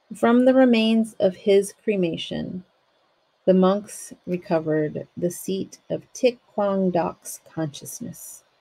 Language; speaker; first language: English; native; English